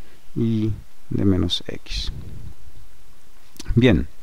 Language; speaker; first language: Spanish; native; Spanish